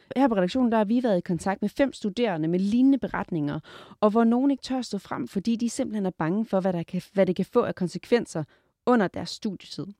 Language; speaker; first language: Danish; native; Danish